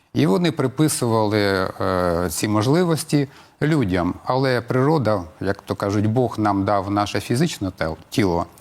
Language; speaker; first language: Ukrainian; non-native, local second language; Russian